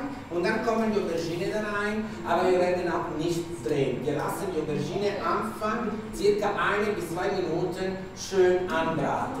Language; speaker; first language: German; non-native, fluent; Italian